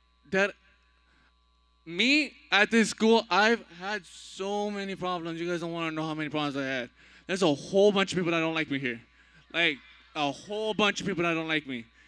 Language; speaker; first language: English; early bilingual, other home language; Spanish